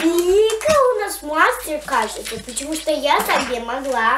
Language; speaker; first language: Russian; early bilingual, heritage; Russian